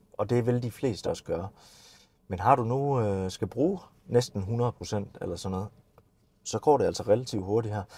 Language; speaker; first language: Danish; native; Danish